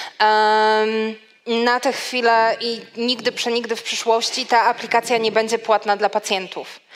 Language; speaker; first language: Polish; native; Polish